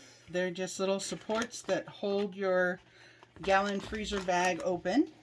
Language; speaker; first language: English; native; English